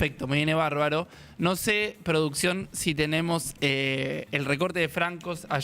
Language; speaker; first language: Spanish; native; Spanish